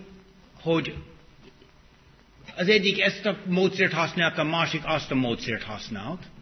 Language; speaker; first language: Hungarian; non-native, fluent; English